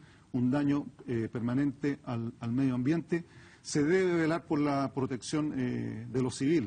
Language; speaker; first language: Spanish; native; Spanish